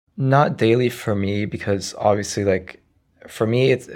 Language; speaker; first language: English; early bilingual, other home language; Arabic